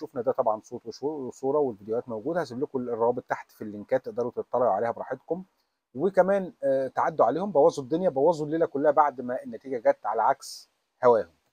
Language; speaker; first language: Arabic; native; Arabic